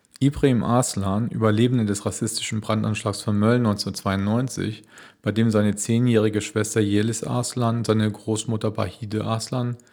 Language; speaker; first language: German; native; German